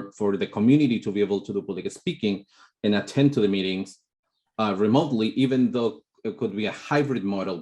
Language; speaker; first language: English; non-native, fluent; Spanish